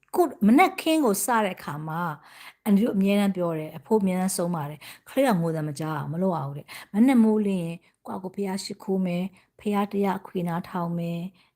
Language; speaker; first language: Burmese; native; Burmese